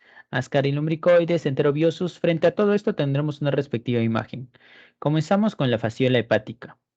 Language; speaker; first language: Spanish; native; Spanish